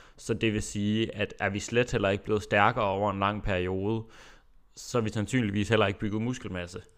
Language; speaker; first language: Danish; native; Danish